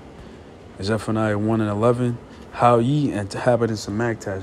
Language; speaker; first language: English; native; English